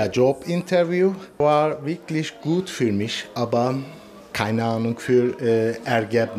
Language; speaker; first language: German; non-native, learner; Turkish